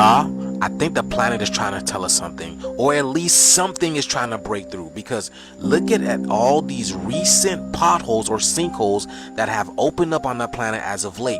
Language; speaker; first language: English; native; English